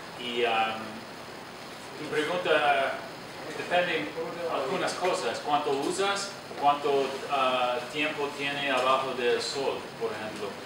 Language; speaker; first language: Spanish; non-native, learner; English